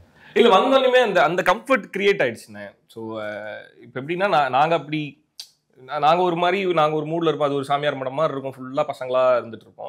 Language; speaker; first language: Tamil; native; Tamil